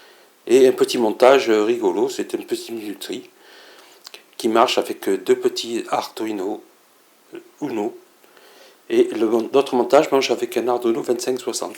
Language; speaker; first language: French; native; French